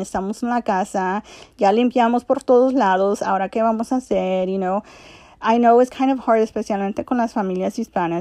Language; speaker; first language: Spanish; early bilingual, heritage; Spanish